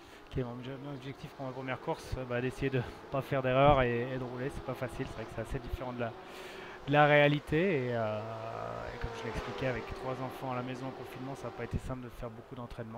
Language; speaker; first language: French; native; French